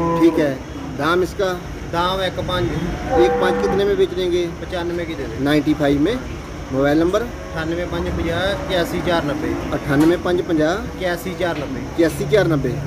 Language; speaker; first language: Hindi; non-native, local second language; Punjabi